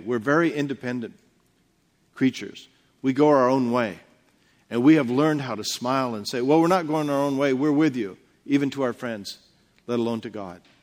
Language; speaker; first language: English; native; English